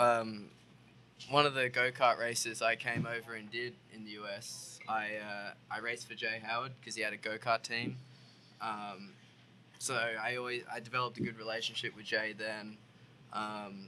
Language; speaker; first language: English; native; English